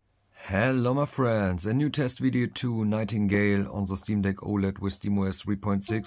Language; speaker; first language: English; non-native, learner; German